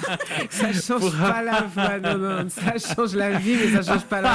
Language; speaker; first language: French; native; French